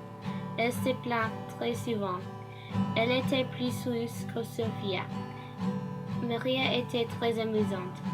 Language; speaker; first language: French; non-native, learner; English